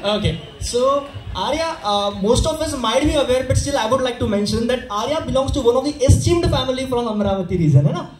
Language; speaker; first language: English; non-native, local second language; Marathi